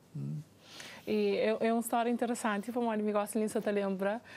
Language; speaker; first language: Portuguese; non-native, local second language; Kabuverdianu